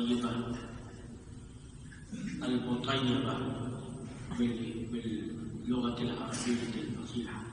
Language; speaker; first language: Arabic; non-native, fluent; Urdu